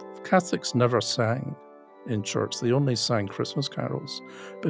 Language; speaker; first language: English; native; English